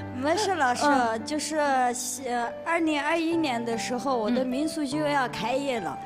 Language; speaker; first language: Chinese; non-native, local second language; Tibetan